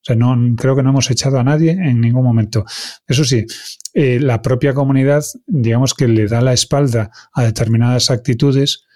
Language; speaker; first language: Spanish; non-native, local second language; Galician